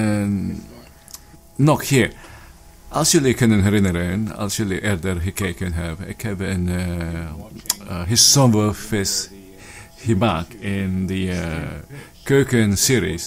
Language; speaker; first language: Dutch; non-native, learner; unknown